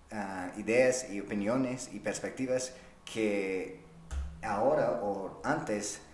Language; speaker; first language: Spanish; non-native, fluent; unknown